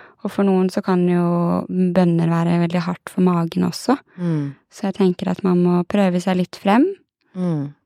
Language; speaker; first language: Norwegian; native; Norwegian